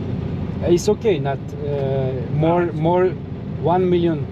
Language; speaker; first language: English; non-native, learner; Turkish